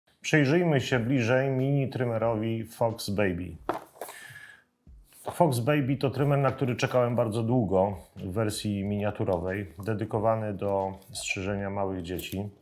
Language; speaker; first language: Polish; native; Polish